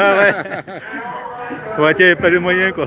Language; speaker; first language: French; native; French